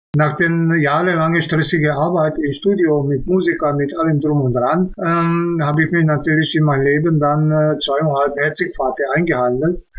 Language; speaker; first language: German; non-native, fluent; Czech